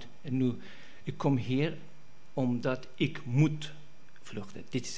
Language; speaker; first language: Dutch; non-native, fluent; Persian